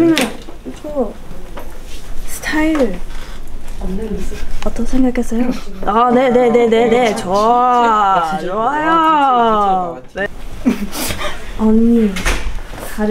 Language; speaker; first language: Korean; non-native, learner; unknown